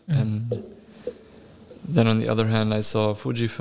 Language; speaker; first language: English; non-native, fluent; German